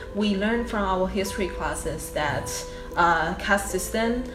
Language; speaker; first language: English; non-native, fluent; Chinese